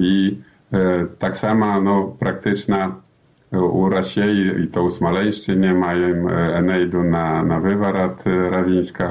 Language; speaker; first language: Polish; non-native, learner; Belarusian